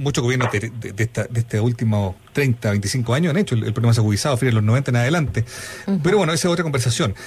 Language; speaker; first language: Spanish; native; Spanish